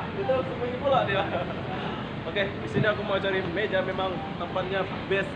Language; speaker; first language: Indonesian; non-native, local second language; Sasak